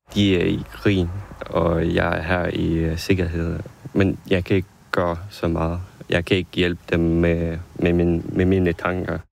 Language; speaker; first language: Danish; early bilingual, other home language; Ukrainian